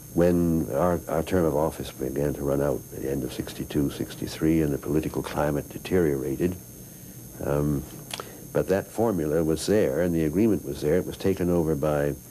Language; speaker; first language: English; native; English